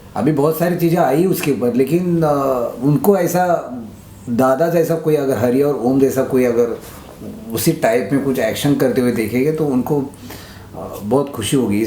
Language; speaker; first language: Hindi; non-native, local second language; Marathi